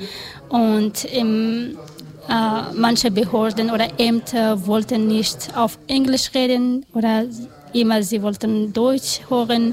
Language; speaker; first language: German; non-native, learner; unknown